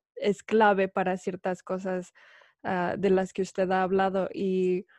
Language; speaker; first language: Spanish; native; Spanish